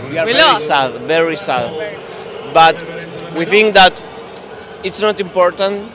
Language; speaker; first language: English; non-native, fluent; Spanish